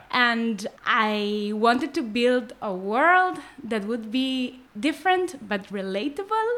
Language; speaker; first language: English; non-native, fluent; Spanish